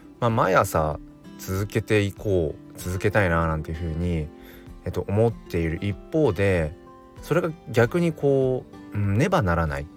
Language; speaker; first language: Japanese; native; Japanese